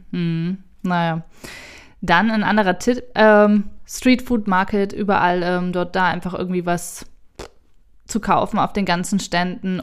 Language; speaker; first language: German; native; German